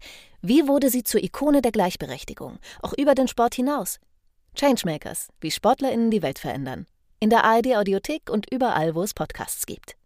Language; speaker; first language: German; native; German